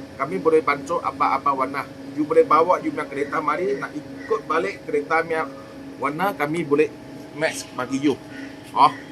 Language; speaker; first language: Malay; non-native, local second language; Min Nan Chinese